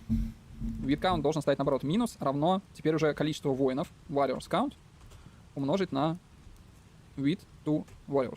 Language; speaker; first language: Russian; native; Russian